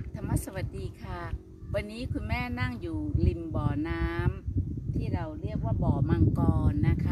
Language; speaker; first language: Thai; native; Thai